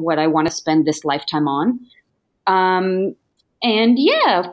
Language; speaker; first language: English; native; English